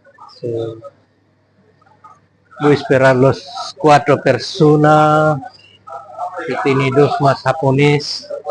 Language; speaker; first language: Spanish; non-native, learner; Filipino